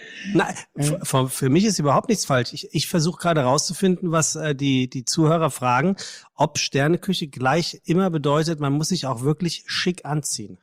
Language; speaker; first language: German; native; German